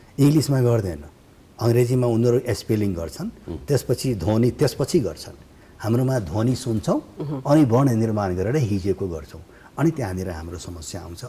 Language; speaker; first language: Nepali; non-native, local second language; Bhojpuri